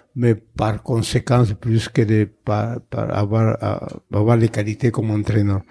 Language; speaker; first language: French; non-native, fluent; Spanish